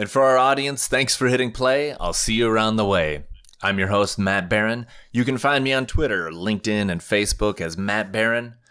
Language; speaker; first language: English; native; English